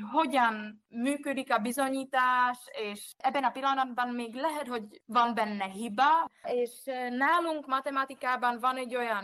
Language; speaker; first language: Hungarian; non-native, fluent; Czech